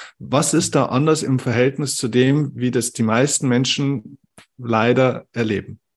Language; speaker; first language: German; native; German